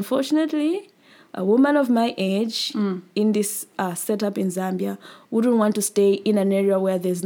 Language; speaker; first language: English; non-native, local second language; Nyanja